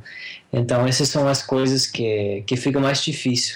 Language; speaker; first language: Portuguese; non-native, fluent; English